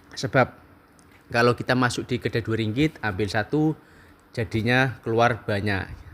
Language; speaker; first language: Indonesian; native; Indonesian